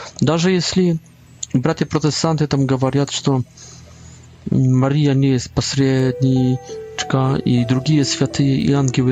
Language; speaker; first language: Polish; non-native, learner; Russian